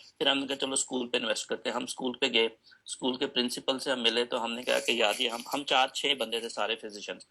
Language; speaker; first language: Urdu; native; Urdu